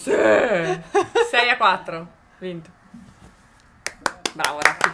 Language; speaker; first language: Italian; native; Italian